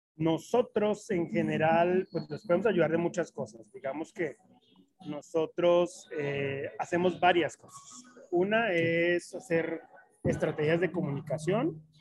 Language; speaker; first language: Spanish; native; Spanish